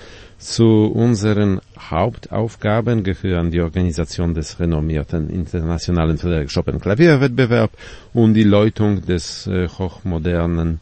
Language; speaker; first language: German; non-native, fluent; Polish